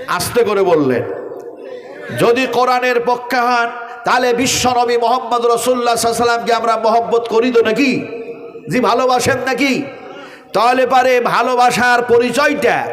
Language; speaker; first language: Bangla; non-native, local second language; Urdu